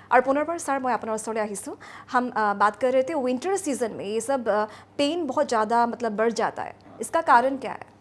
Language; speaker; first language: Hindi; non-native, local second language; Assamese